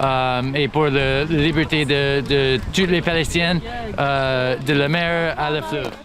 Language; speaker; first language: French; non-native, local second language; English